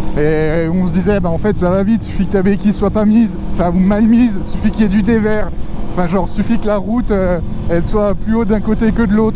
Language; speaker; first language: French; native; French